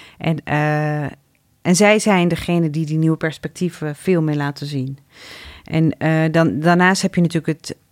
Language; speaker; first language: Dutch; early bilingual, other home language; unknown